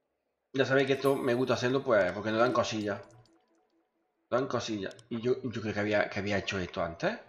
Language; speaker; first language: Spanish; native; Spanish